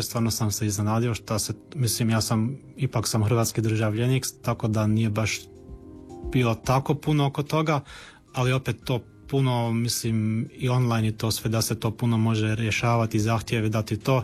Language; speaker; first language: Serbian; early bilingual, heritage; Croatian